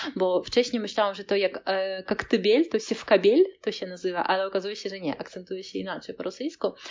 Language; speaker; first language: Polish; non-native, fluent; Russian